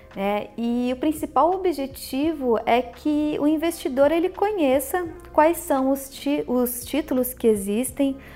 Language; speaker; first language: Portuguese; native; Portuguese